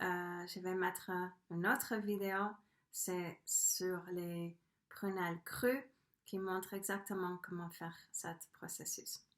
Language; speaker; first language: French; non-native, fluent; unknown